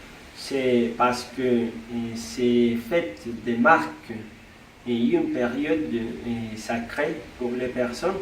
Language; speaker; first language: French; non-native, learner; Spanish